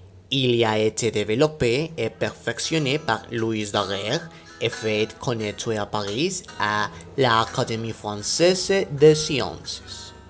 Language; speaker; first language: French; non-native, learner; Spanish